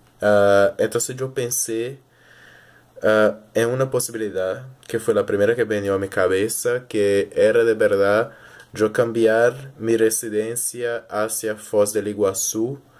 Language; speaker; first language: Spanish; early bilingual, heritage; Portuguese